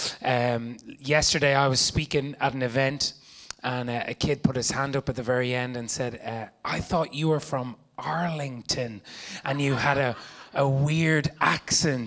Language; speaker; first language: English; native; English